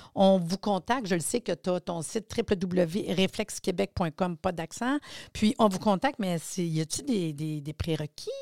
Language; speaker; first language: French; native; French